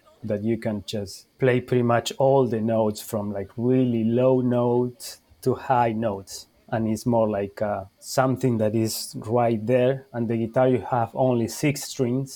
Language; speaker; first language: English; non-native, fluent; Spanish